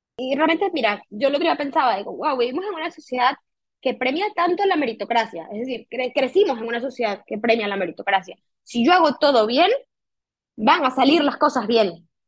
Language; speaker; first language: Spanish; native; Spanish